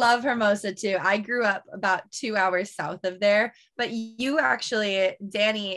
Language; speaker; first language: English; native; English